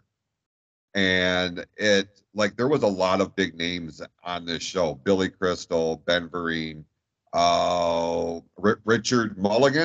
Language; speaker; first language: English; native; English